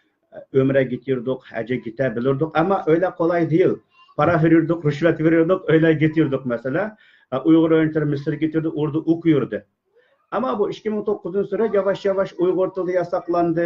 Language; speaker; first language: Turkish; non-native, learner; Uyghur